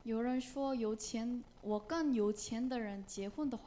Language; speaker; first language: Chinese; non-native, learner; Korean